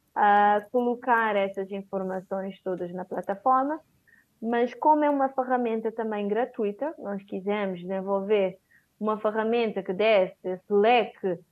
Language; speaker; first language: Portuguese; non-native, local second language; Kabuverdianu